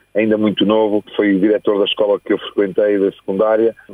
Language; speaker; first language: Portuguese; native; Portuguese